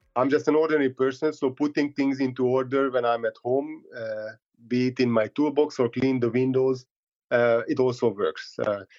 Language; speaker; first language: English; non-native, fluent; Hungarian